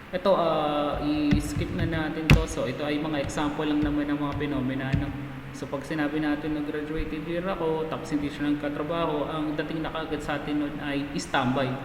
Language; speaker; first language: Filipino; native; Filipino